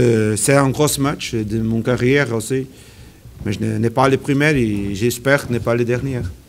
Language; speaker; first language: French; non-native, learner; Portuguese